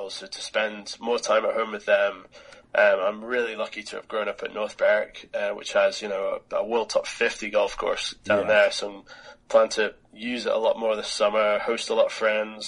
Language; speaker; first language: English; native; English